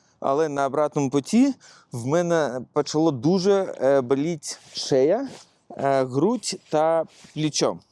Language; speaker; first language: Ukrainian; non-native, local second language; Russian